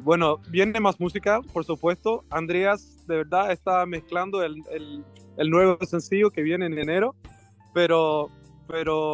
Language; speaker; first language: Spanish; non-native, fluent; Swedish